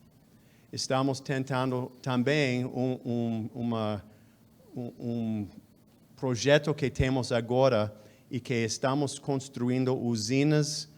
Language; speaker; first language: Portuguese; non-native, fluent; English